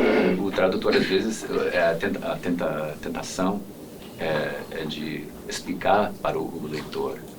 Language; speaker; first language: Portuguese; non-native, fluent; English